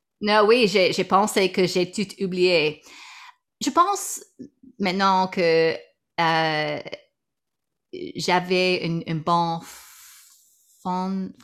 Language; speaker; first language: French; non-native, learner; English